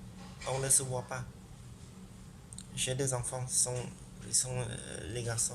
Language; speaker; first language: French; non-native, learner; Khmer